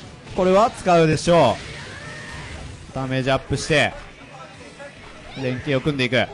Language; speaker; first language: Japanese; native; Japanese